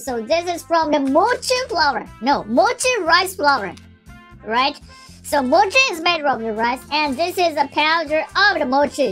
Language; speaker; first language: English; non-native, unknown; Japanese